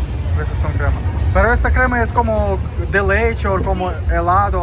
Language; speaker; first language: Spanish; non-native, learner; Russian